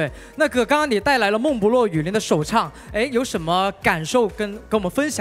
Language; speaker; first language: Chinese; native; Chinese